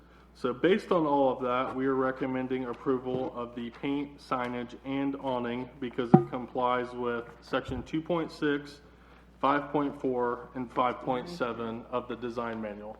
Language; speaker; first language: English; native; English